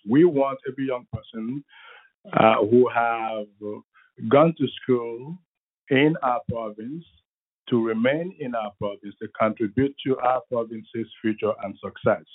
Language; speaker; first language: English; non-native, local second language; Igbo